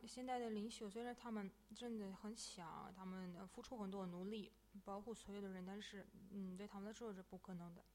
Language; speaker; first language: Chinese; non-native, fluent; Russian